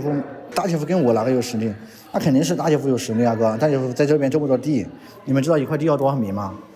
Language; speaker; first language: Chinese; native; Chinese